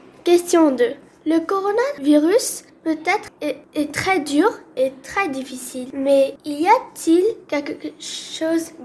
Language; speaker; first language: French; non-native, learner; Korean